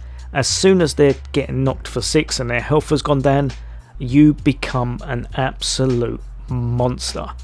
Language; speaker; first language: English; native; English